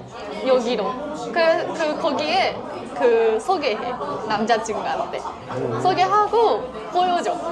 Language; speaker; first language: Korean; non-native, fluent; Japanese